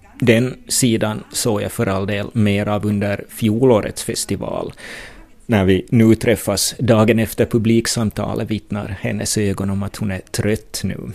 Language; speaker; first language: Swedish; native; Swedish